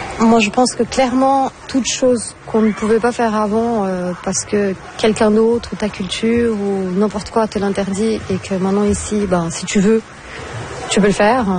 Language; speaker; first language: French; non-native, fluent; Portuguese